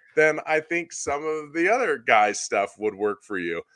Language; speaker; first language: English; native; English